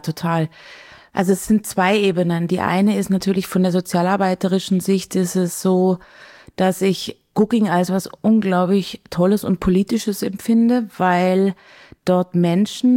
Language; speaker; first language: German; native; German